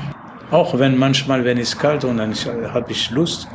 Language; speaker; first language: German; non-native, learner; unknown